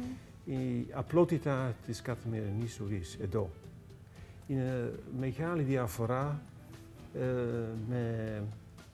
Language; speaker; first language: Greek; non-native, learner; Dutch